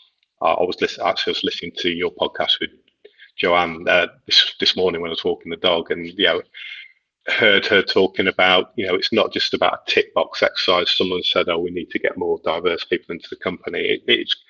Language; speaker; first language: English; native; English